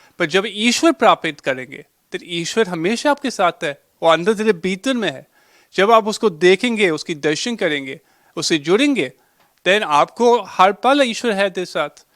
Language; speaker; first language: Hindi; early bilingual, heritage; Hindi